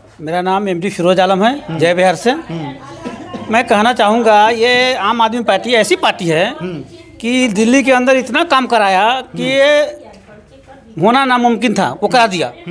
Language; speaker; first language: Hindi; native; Hindi